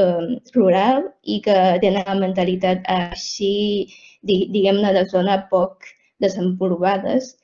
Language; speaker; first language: Catalan; non-native, fluent; Chinese